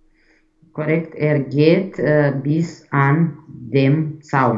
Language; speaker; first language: German; non-native, learner; Romanian